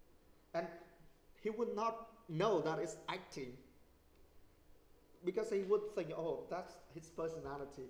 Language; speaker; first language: English; non-native, fluent; Vietnamese